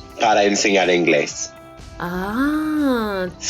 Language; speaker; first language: Spanish; non-native, fluent; English